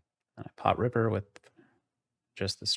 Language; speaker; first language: English; native; English